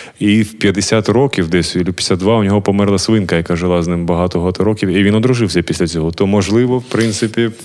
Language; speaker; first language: Ukrainian; non-native, local second language; Russian